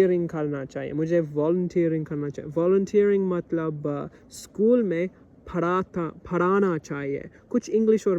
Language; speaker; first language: Hindi; non-native, learner; English